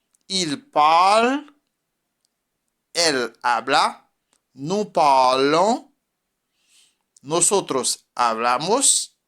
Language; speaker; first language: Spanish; non-native, fluent; French